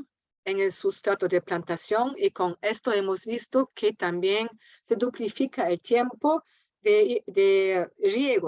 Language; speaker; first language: Spanish; non-native, fluent; German